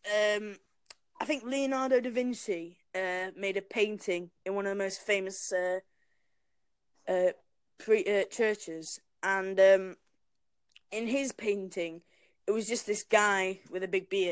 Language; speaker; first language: English; native; English